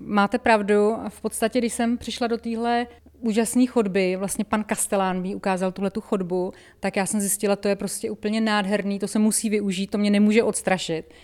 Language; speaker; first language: Czech; native; Czech